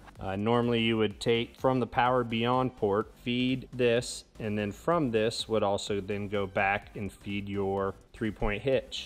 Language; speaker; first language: English; native; English